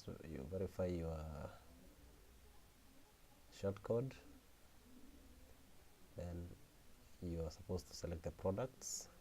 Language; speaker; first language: English; non-native, local second language; Swahili